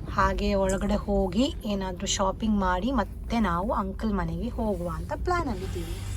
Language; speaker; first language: Kannada; non-native, local second language; Tulu